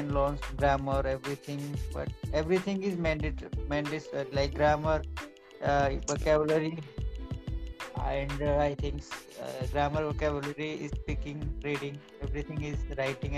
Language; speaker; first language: English; non-native, local second language; Marathi